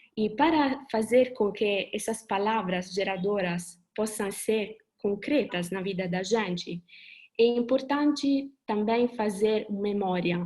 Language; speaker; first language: Portuguese; non-native, fluent; Italian